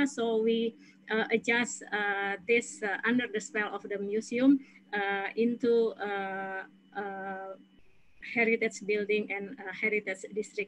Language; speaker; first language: English; non-native, fluent; Indonesian